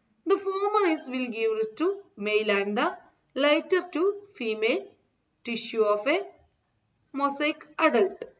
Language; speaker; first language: English; non-native, local second language; Malayalam